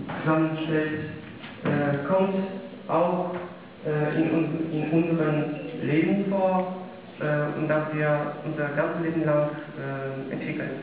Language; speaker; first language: German; non-native, learner; Polish